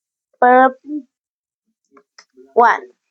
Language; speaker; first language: English; non-native, learner; Indonesian